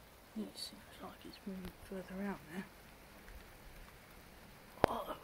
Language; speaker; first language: English; native; English